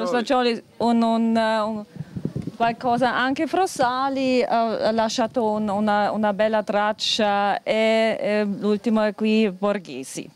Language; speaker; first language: Italian; non-native, fluent; German